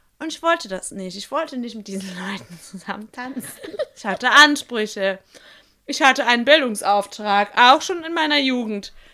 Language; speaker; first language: German; native; German